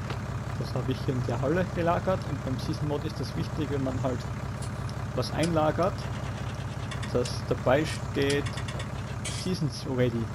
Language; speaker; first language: German; native; German